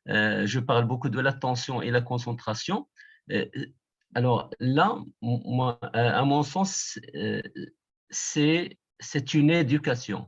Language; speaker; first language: French; non-native, local second language; Arabic